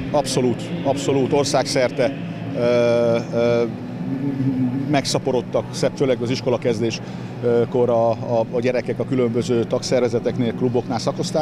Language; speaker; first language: Hungarian; native; Hungarian